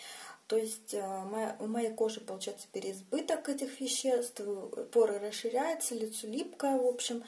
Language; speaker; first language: Russian; native; Russian